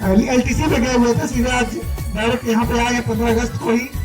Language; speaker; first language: Hindi; native; Hindi